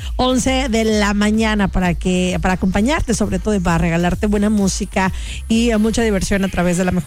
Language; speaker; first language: Spanish; native; Spanish